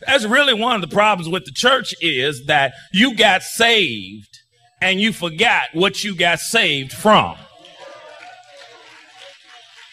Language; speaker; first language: English; native; English